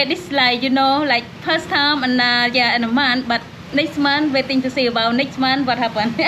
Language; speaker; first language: English; non-native, learner; Khmer